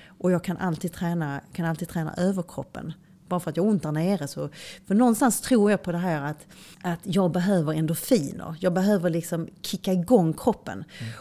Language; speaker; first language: Swedish; native; Swedish